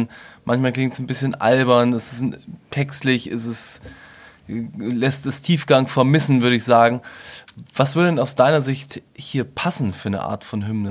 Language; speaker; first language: German; native; German